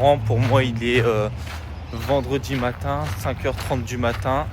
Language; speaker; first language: French; native; French